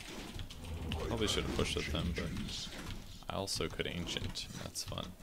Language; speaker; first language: English; native; English